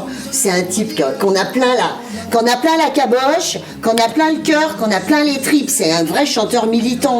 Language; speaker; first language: French; native; French